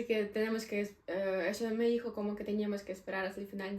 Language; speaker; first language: Spanish; non-native, fluent; Ukrainian